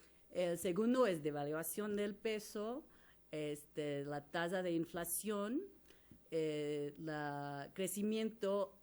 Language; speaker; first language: Spanish; non-native, fluent; English